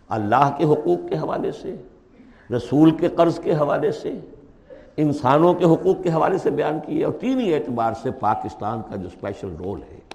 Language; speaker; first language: Urdu; native; Urdu